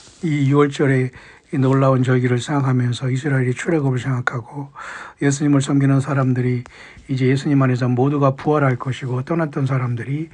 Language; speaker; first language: Korean; native; Korean